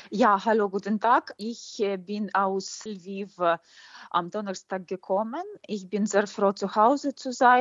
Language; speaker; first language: German; non-native, fluent; Ukrainian